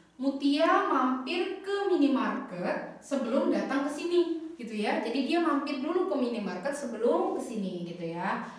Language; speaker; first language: Indonesian; native; Indonesian